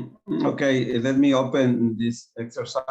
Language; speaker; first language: English; non-native, learner; Spanish